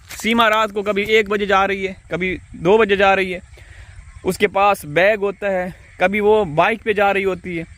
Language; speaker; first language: Urdu; native; Urdu